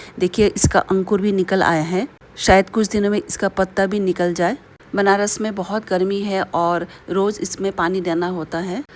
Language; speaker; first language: Hindi; non-native, local second language; Bangla